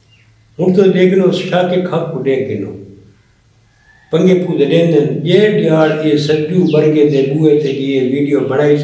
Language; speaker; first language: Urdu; non-native, local second language; Saraiki